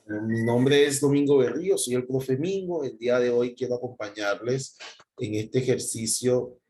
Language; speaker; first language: Spanish; native; Spanish